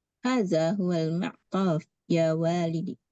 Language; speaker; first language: Arabic; non-native, learner; Malay